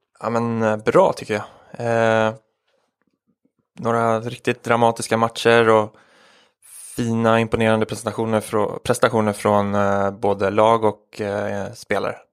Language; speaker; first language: Swedish; native; Swedish